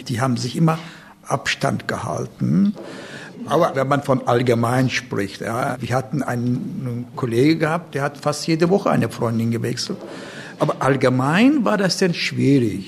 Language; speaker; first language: German; non-native, fluent; Turkish